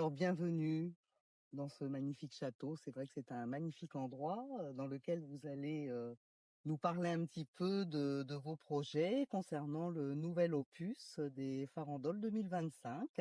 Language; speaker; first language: French; native; French